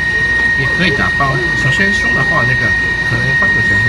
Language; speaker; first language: Chinese; non-native, fluent; Japanese